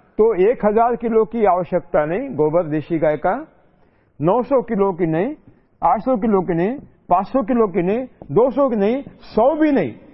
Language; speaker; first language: Hindi; non-native, local second language; Marathi